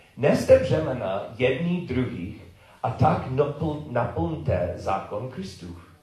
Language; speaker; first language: Czech; non-native, learner; English